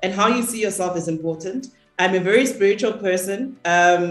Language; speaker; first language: English; non-native, local second language; Zulu